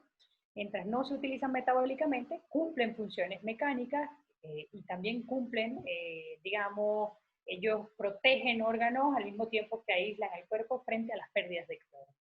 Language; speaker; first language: Spanish; native; Spanish